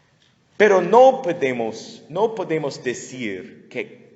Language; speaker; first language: Spanish; non-native, fluent; English